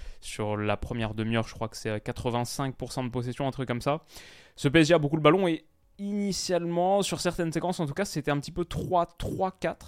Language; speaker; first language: French; native; French